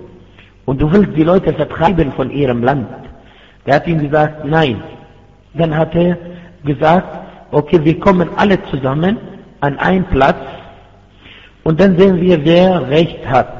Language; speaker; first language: German; non-native, fluent; Arabic